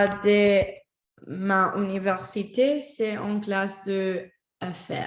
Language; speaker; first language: French; non-native, learner; Spanish